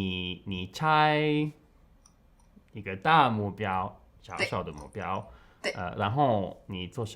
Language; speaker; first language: Chinese; non-native, learner; English